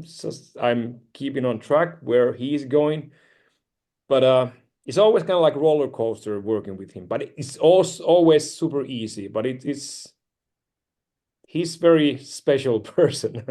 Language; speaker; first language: English; non-native, fluent; Finnish